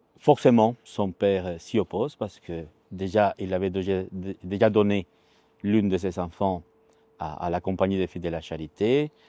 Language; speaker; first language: French; non-native, fluent; Spanish